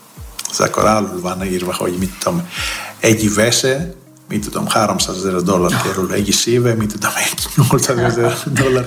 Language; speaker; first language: Hungarian; non-native, learner; Greek